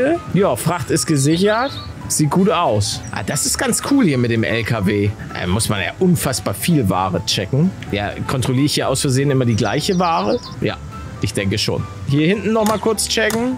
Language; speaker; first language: German; native; German